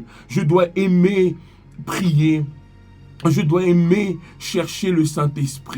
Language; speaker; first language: French; native; French